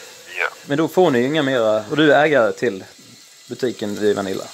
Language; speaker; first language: Swedish; native; Swedish